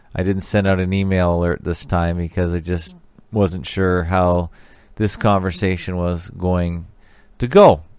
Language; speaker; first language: English; native; English